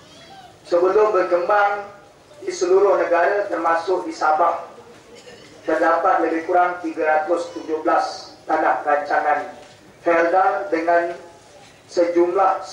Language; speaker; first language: Malay; native; Malay